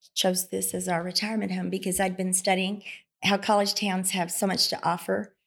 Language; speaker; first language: English; native; English